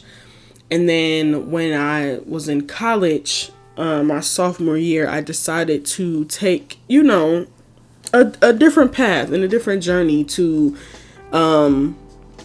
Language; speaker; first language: English; native; English